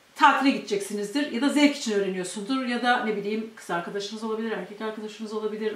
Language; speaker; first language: Turkish; native; Turkish